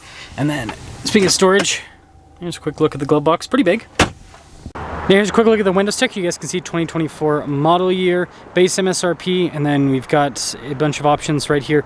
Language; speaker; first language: English; native; English